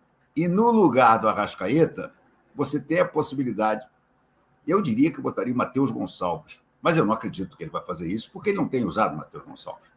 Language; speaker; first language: Portuguese; native; Portuguese